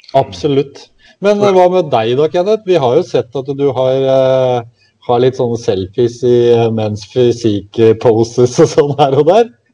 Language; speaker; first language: Norwegian; native; Norwegian